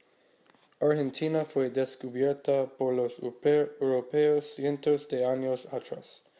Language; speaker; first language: Spanish; non-native, learner; English